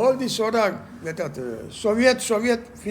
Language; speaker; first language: Turkish; non-native, learner; Georgian